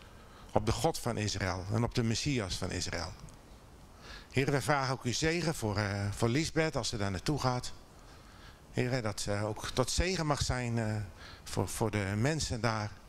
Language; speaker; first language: Dutch; native; Dutch